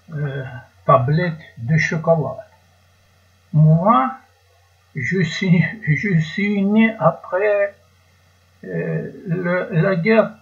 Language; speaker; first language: French; non-native, learner; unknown